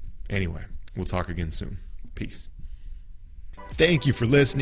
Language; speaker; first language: English; native; English